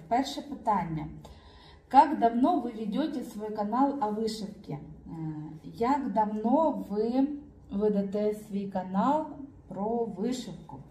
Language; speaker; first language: Ukrainian; native; Ukrainian